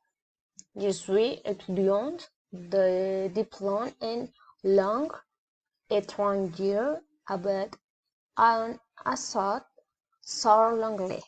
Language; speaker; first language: French; non-native, learner; Spanish